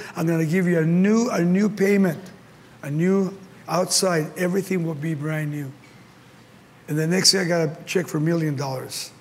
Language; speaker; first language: English; early bilingual, other home language; Spanish